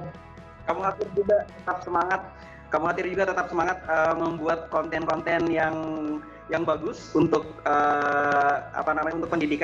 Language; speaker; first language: Indonesian; non-native, local second language; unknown